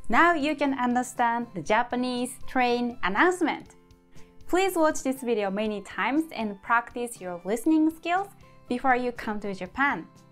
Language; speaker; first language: English; non-native, fluent; Japanese